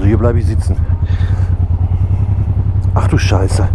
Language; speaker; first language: German; native; German